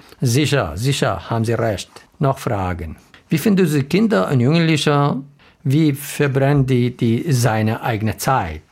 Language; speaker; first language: German; non-native, learner; Arabic